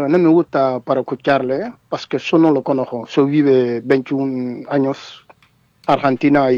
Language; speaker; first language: Spanish; non-native, learner; Wolof